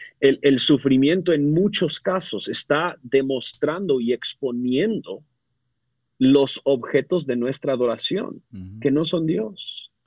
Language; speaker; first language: Spanish; early bilingual, other home language; English